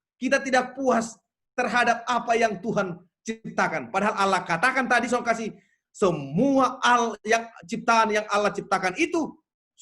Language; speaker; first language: Indonesian; native; Indonesian